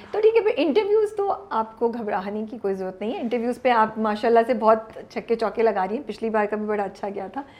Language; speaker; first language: Urdu; native; Urdu